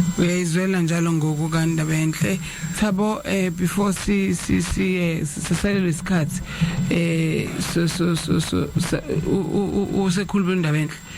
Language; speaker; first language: Zulu; native; Zulu